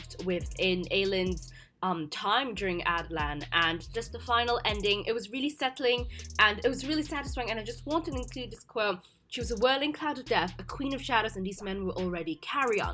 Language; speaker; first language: English; non-native, local second language; Cantonese